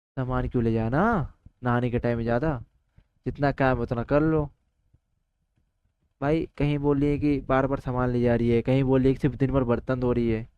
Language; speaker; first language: Hindi; native; Hindi